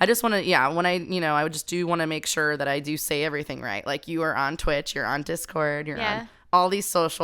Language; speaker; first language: English; native; English